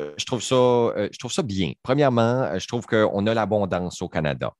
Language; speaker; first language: French; native; French